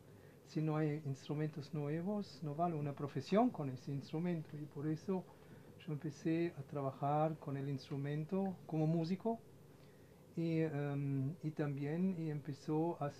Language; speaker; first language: Spanish; non-native, fluent; German